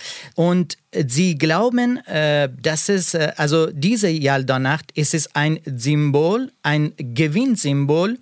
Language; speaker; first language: German; non-native, learner; Persian